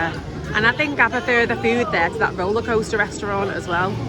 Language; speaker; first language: English; native; English